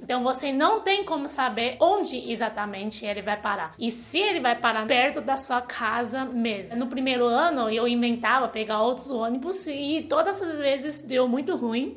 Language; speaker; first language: Portuguese; non-native, fluent; Chinese